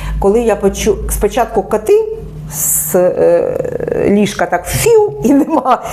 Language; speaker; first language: Ukrainian; non-native, local second language; Russian